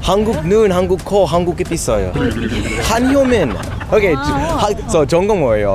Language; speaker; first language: Korean; non-native, learner; English